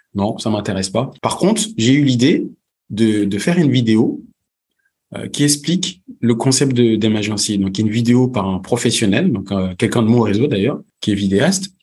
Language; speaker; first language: French; early bilingual, other home language; Fula